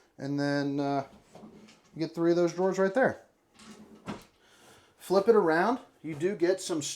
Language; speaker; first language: English; native; English